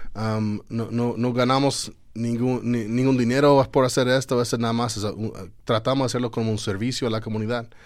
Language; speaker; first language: Spanish; non-native, fluent; English